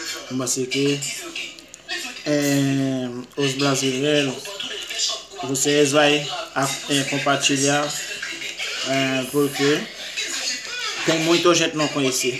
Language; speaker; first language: Portuguese; non-native, learner; Haitian Creole